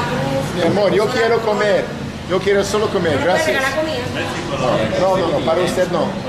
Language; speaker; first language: Spanish; non-native, learner; English